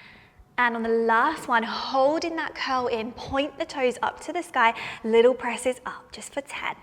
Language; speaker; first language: English; native; English